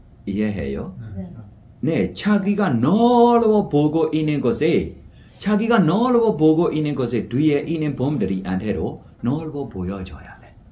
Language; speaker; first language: Korean; non-native, fluent; Burmese